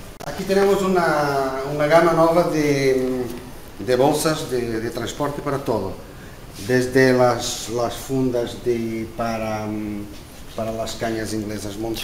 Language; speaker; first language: Spanish; non-native, learner; Portuguese